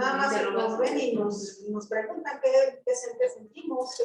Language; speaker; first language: Spanish; native; Spanish